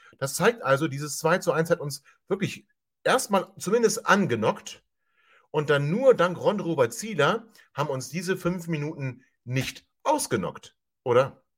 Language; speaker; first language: German; native; German